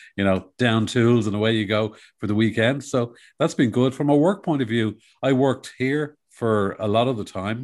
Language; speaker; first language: English; native; English